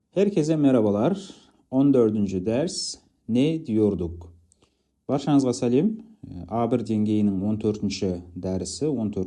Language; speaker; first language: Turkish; non-native, fluent; Kazakh